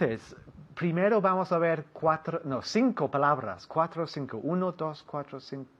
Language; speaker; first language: Spanish; non-native, fluent; English